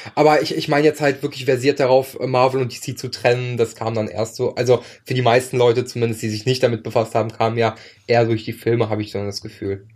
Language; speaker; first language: German; early bilingual, other home language; Ukrainian